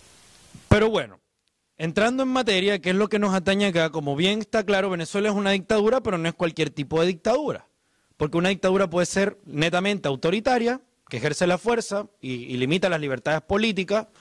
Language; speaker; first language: Spanish; native; Spanish